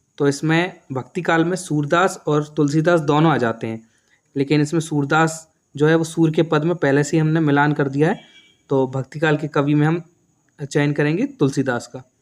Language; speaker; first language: Hindi; native; Hindi